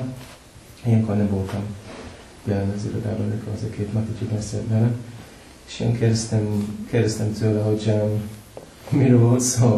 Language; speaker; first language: Hungarian; non-native, learner; English